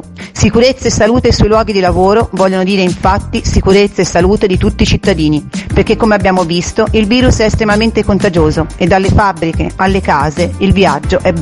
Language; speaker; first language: Italian; native; Italian